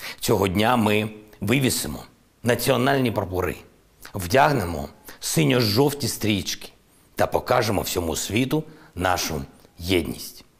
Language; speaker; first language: Ukrainian; non-native, local second language; Russian